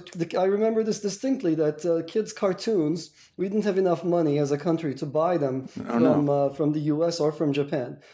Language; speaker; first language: English; non-native, fluent; Turkish